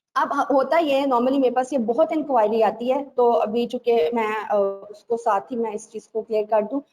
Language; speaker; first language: Urdu; native; Urdu